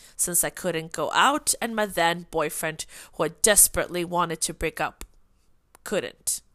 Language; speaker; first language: English; non-native, fluent; Swedish